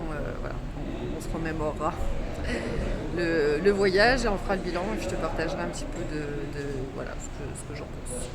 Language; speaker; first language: French; native; French